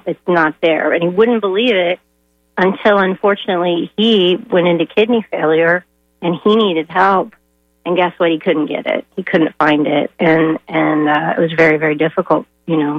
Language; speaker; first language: English; native; English